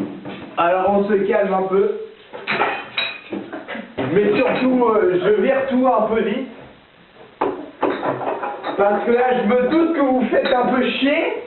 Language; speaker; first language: French; native; French